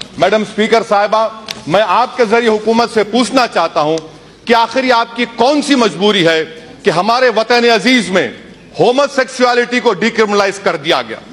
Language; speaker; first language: Urdu; native; Urdu